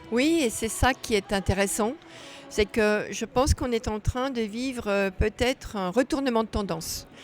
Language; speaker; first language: French; native; French